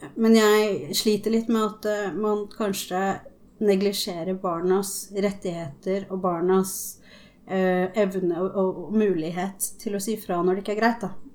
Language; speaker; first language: Norwegian; early bilingual, other home language; Spanish